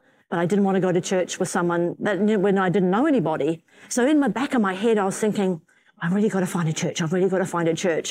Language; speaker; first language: English; native; English